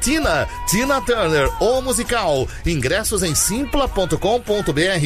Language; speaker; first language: Portuguese; native; Portuguese